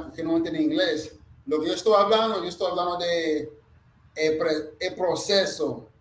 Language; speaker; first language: Spanish; non-native, fluent; English